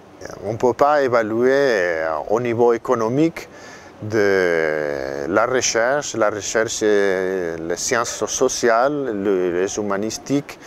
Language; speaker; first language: French; non-native, fluent; Catalan